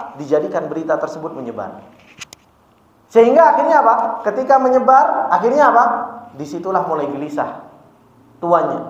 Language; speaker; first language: Indonesian; native; Indonesian